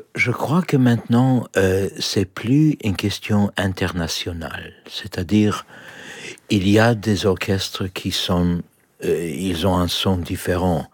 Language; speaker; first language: French; non-native, fluent; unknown